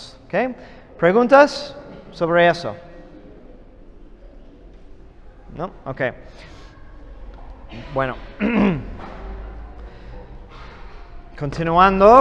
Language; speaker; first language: Spanish; non-native, fluent; English